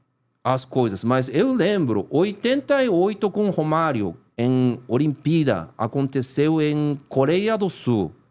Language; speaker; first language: Portuguese; non-native, learner; Japanese